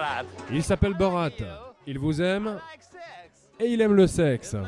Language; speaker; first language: French; native; French